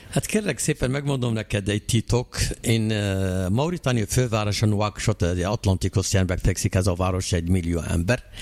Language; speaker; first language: Hungarian; non-native, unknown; Arabic